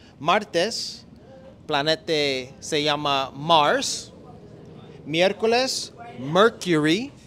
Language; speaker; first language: Spanish; non-native, learner; English